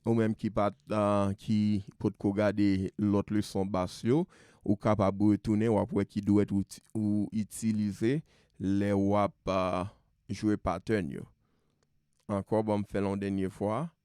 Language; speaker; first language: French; non-native, local second language; Haitian Creole